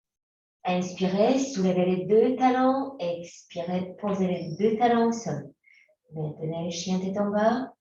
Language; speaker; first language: French; native; French